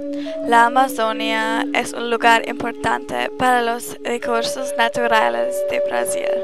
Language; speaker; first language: Spanish; non-native, learner; English